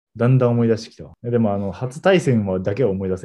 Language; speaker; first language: Japanese; native; Japanese